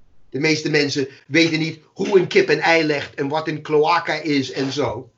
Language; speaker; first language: Dutch; non-native, fluent; English